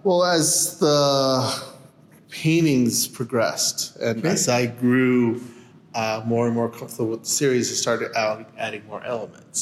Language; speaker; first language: English; early bilingual, other home language; Spanish